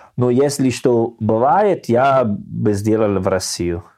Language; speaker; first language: Russian; non-native, learner; Italian